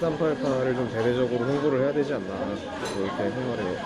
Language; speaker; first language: Korean; native; Korean